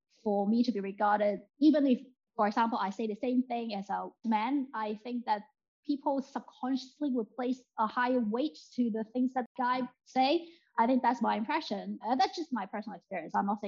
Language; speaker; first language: English; non-native, local second language; Cantonese